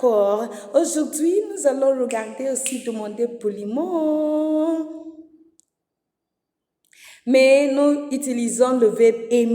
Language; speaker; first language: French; non-native, fluent; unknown